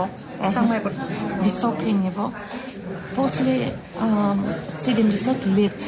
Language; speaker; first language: Russian; non-native, learner; Bulgarian